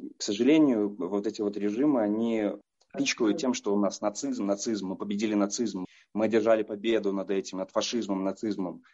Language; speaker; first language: Russian; native; Russian